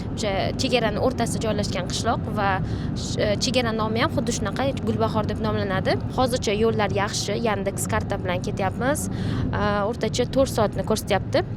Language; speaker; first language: Uzbek; native; Uzbek